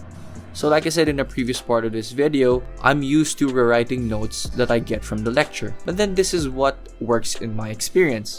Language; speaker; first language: English; non-native, local second language; Filipino